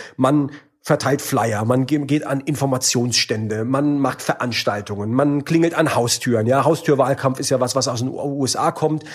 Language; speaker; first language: German; native; German